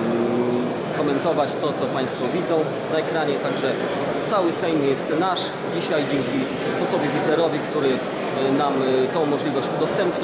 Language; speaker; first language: Polish; native; Polish